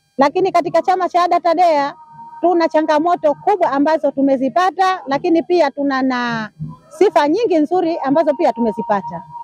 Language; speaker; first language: Swahili; native; Swahili